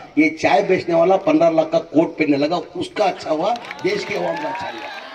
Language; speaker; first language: Hindi; non-native, local second language; Urdu